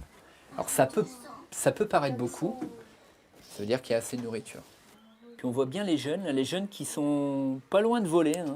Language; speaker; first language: French; native; French